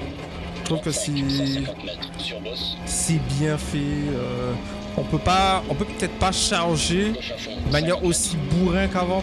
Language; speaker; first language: French; native; French